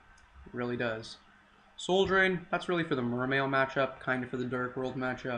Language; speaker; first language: English; native; English